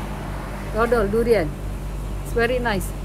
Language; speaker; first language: English; non-native, learner; Indonesian